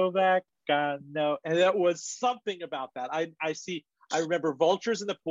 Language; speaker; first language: English; early bilingual, other home language; Persian